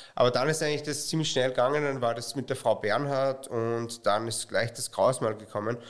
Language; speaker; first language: German; native; German